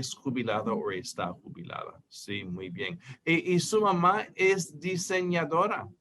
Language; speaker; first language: Spanish; non-native, fluent; English